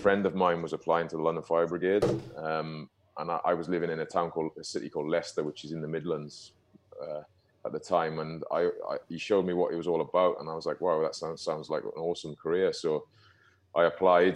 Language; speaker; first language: English; native; English